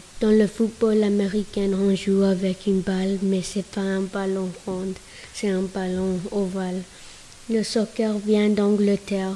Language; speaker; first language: French; non-native, learner; English